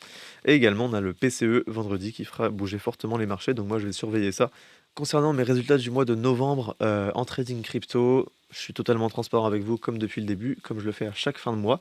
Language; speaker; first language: French; native; French